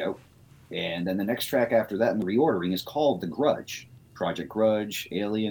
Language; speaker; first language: English; native; English